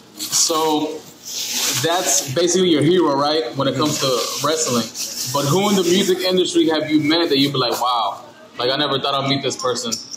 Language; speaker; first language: English; early bilingual, other home language; Spanish